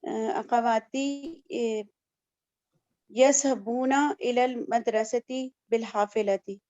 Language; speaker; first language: Arabic; non-native, learner; Urdu